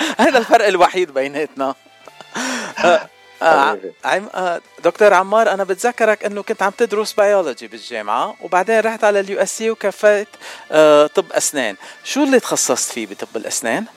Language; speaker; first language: Arabic; native; Arabic